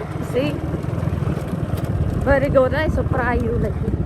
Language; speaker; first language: English; non-native, learner; Khmer